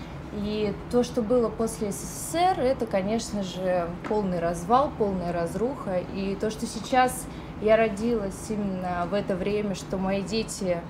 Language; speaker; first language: Russian; native; Russian